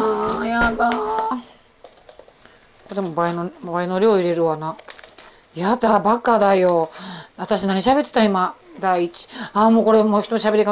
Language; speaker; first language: Japanese; native; Japanese